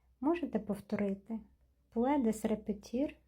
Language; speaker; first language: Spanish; non-native, learner; Ukrainian